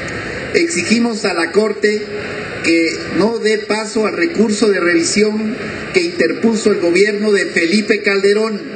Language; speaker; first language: Spanish; native; Spanish